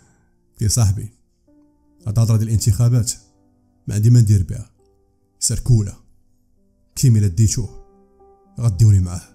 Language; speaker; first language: Arabic; native; Arabic